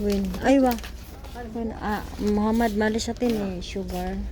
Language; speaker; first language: Arabic; non-native, learner; Filipino